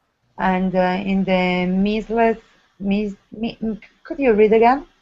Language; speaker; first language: English; non-native, learner; Italian